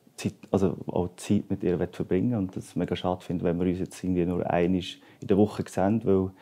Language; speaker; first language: German; native; German